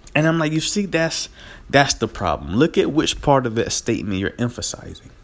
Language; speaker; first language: English; native; English